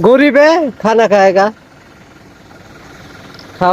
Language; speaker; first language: Hindi; non-native, learner; Bangla